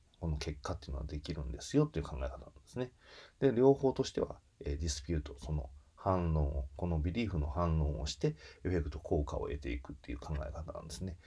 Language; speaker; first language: Japanese; native; Japanese